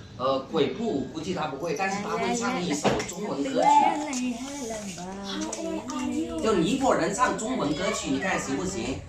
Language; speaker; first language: Chinese; native; Chinese